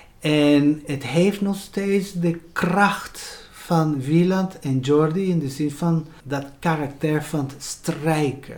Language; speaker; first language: Dutch; non-native, fluent; Spanish